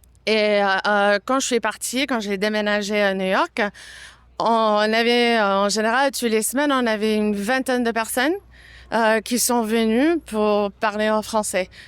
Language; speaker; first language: French; non-native, fluent; English